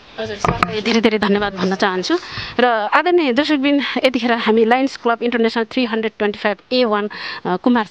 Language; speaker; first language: Nepali; native; Nepali